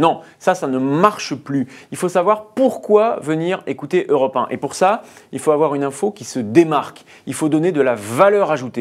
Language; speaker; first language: French; native; French